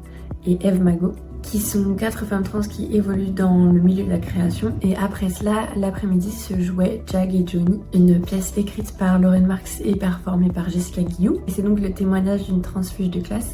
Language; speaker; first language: French; native; French